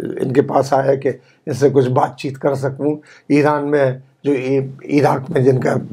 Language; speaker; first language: Urdu; native; Urdu